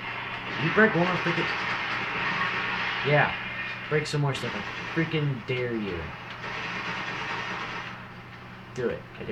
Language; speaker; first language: English; native; English